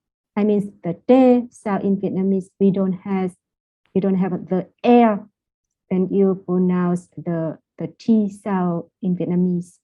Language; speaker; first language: English; non-native, fluent; Vietnamese